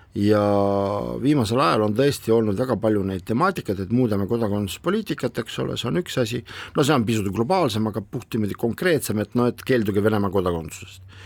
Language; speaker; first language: Estonian; non-native, local second language; Russian